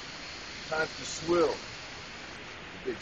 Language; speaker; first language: English; native; English